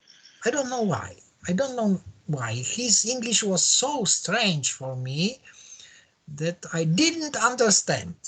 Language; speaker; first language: English; non-native, learner; Polish